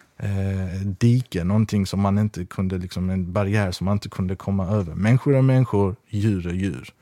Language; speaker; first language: Swedish; early bilingual, other home language; Persian